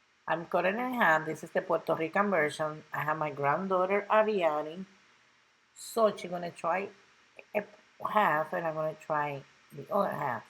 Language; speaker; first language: English; non-native, local second language; Spanish